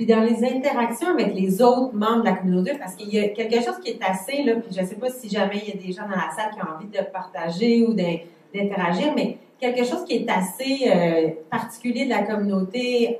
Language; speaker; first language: French; native; French